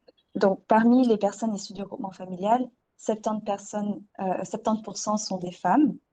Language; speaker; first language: French; native; French